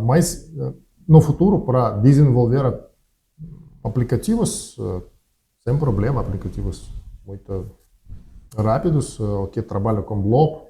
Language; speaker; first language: Portuguese; non-native, learner; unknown